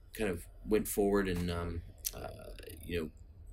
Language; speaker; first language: English; native; English